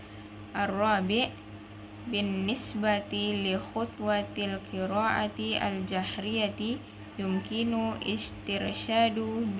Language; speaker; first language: Arabic; non-native, learner; Indonesian